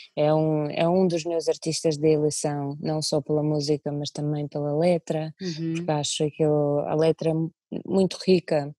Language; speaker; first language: Portuguese; early bilingual, other home language; Russian